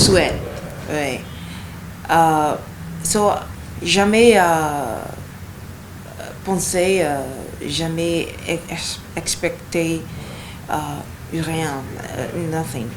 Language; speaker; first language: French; non-native, learner; Yoruba